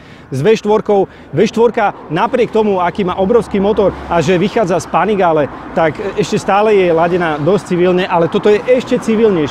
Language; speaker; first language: Slovak; native; Slovak